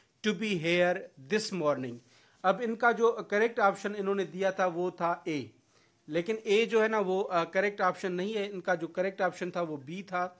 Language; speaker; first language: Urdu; non-native, local second language; Sindhi